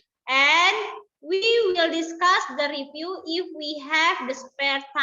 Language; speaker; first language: English; non-native, learner; Indonesian